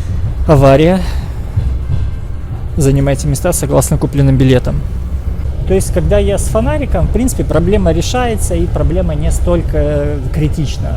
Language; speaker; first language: Russian; native; Russian